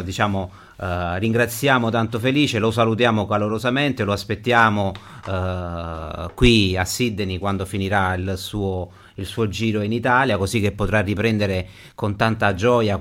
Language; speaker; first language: Italian; native; Italian